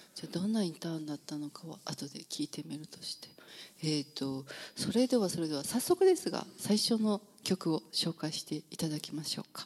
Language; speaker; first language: Japanese; native; Japanese